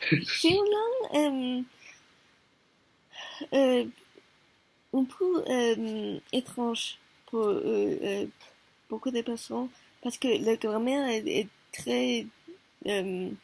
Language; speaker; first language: French; non-native, learner; Korean